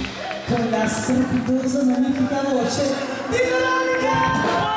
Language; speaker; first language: Italian; native; Italian